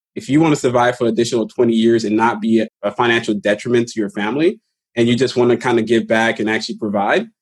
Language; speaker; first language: English; early bilingual, other home language; Haitian Creole